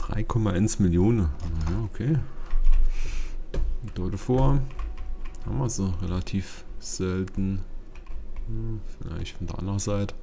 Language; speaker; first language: German; native; German